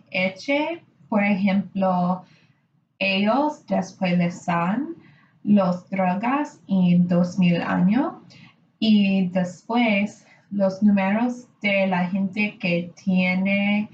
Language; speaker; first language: Spanish; non-native, learner; English